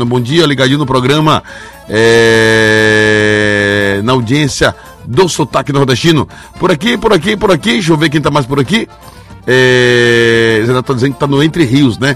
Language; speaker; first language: Portuguese; native; Portuguese